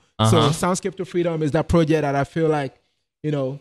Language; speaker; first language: English; non-native, local second language; Yoruba